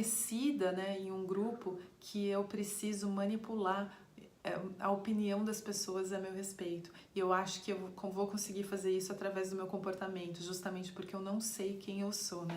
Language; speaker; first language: Portuguese; native; Portuguese